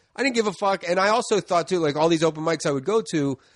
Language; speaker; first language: English; native; English